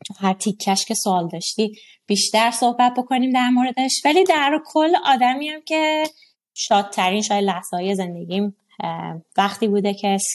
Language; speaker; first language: Persian; non-native, local second language; Azerbaijani